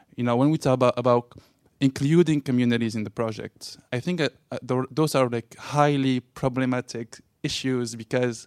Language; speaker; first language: English; non-native, fluent; Arabic